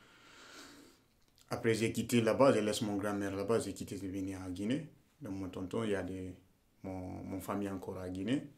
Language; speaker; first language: French; non-native, learner; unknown